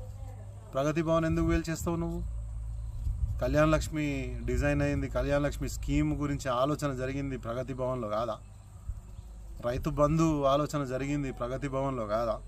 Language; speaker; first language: Telugu; native; Telugu